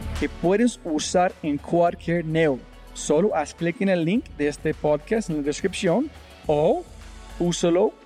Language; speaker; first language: Spanish; non-native, fluent; English